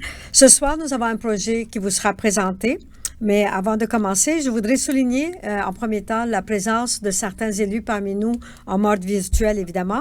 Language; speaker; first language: French; native; French